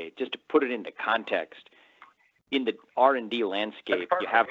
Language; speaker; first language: English; native; English